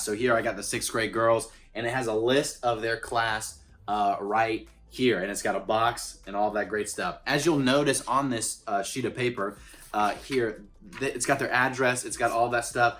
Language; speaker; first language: English; native; English